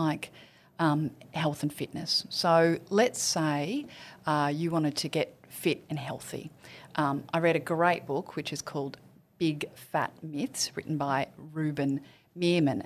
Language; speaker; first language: English; native; English